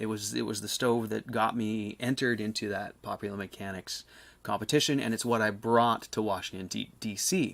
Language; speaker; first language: English; native; English